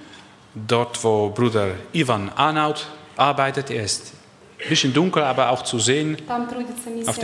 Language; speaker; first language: German; non-native, learner; Dutch